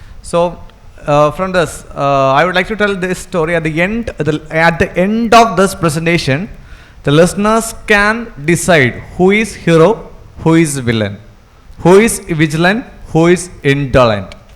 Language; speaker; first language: English; non-native, local second language; Malayalam